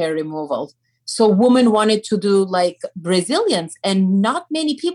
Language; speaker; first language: English; non-native, fluent; Turkish